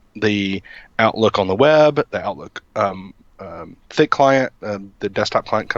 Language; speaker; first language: English; native; English